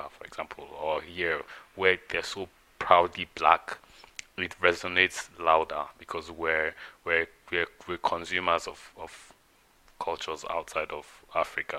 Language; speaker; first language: English; non-native, local second language; Yoruba